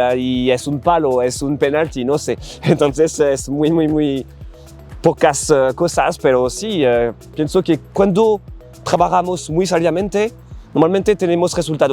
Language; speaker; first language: Spanish; non-native, learner; French